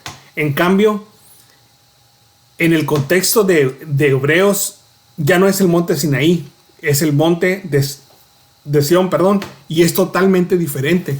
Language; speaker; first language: Spanish; native; Spanish